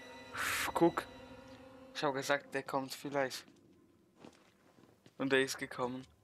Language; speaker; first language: German; early bilingual, other home language; Polish